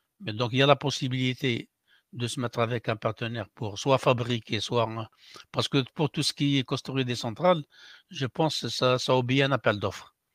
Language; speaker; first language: French; non-native, local second language; Arabic